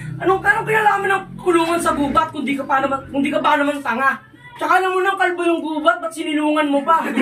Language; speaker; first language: Filipino; native; Filipino